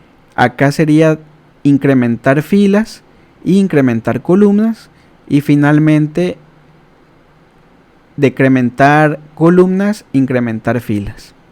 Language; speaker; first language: Spanish; native; Spanish